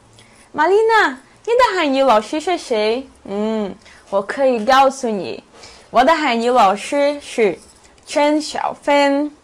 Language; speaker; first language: Chinese; non-native, learner; Portuguese